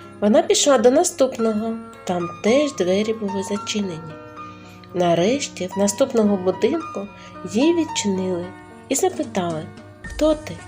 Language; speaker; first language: Ukrainian; native; Ukrainian